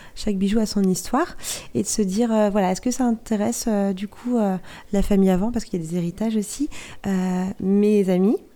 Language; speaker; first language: French; native; French